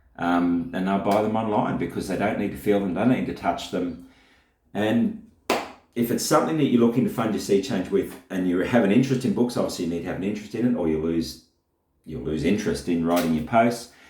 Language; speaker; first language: English; native; English